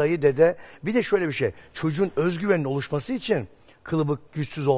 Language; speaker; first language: Turkish; native; Turkish